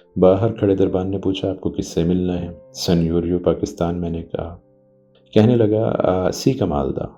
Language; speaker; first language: Urdu; non-native, local second language; Punjabi